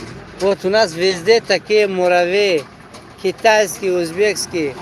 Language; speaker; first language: Russian; non-native, learner; Tajik